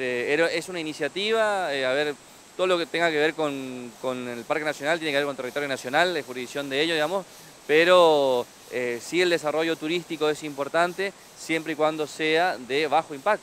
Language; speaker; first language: Spanish; native; Spanish